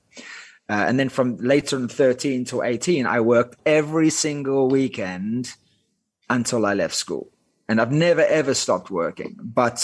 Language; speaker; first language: English; non-native, local second language; Afrikaans